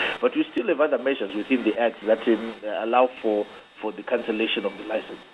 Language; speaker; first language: English; non-native, local second language; Shona